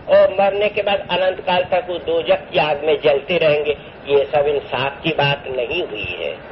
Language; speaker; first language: Hindi; non-native, local second language; Bangla